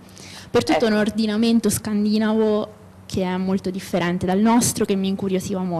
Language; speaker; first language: Italian; native; Italian